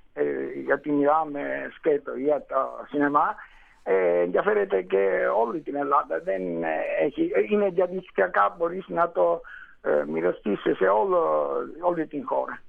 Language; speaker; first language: Greek; non-native, learner; Italian